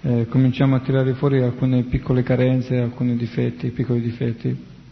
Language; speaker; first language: Italian; native; Italian